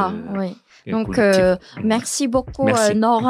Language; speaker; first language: French; non-native, learner; Korean